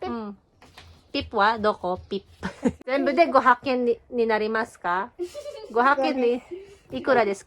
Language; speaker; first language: Japanese; non-native, fluent; Filipino